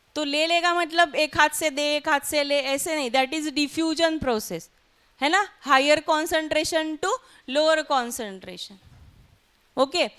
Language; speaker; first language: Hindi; non-native, local second language; Marathi